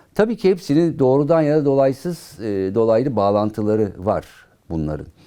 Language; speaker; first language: Turkish; native; Turkish